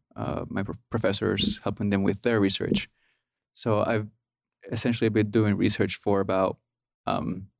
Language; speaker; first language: English; early bilingual, other home language; Spanish